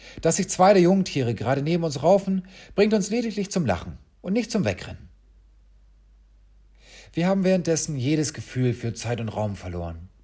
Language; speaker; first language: German; native; German